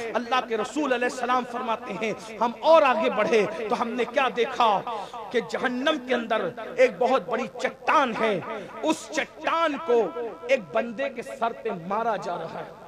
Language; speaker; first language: Urdu; native; Urdu